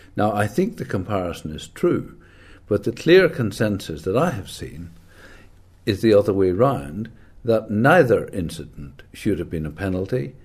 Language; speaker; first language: English; native; English